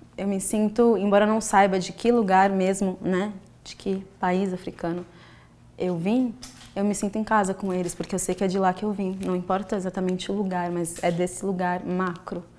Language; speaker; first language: Portuguese; native; Portuguese